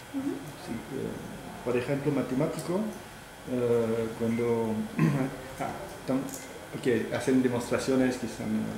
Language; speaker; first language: Spanish; non-native, fluent; French